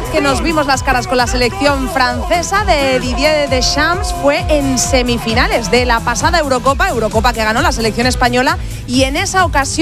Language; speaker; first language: Spanish; native; Spanish